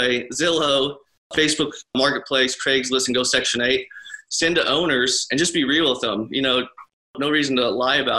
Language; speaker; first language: English; native; English